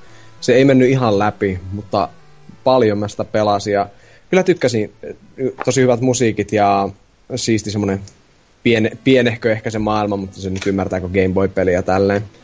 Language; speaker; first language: Finnish; native; Finnish